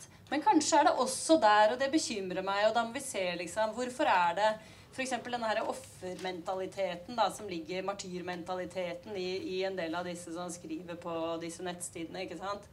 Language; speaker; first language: Norwegian; native; Norwegian